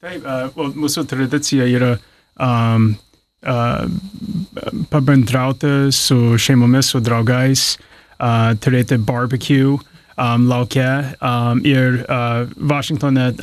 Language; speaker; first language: Lithuanian; non-native, learner; English